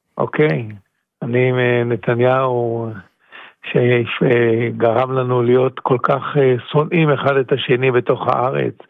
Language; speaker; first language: Hebrew; native; Hebrew